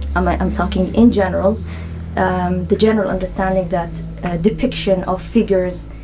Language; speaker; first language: English; non-native, fluent; Arabic